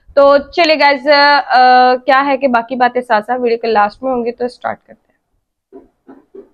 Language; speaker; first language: Hindi; native; Hindi